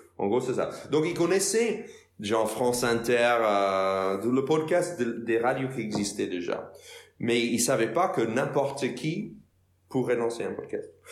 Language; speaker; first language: French; non-native, fluent; English